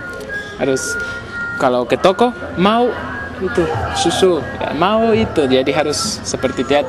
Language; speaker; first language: Indonesian; non-native, learner; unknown